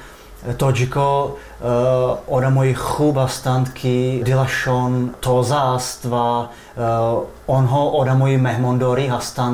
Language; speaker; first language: Persian; non-native, fluent; Czech